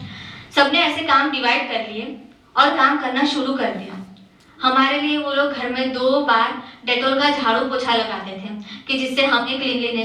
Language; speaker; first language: Hindi; native; Hindi